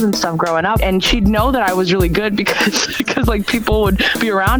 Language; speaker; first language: English; native; English